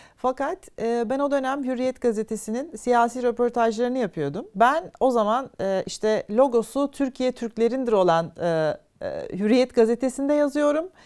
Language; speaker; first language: Turkish; native; Turkish